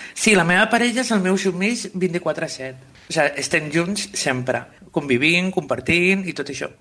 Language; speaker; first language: Catalan; non-native, local second language; Spanish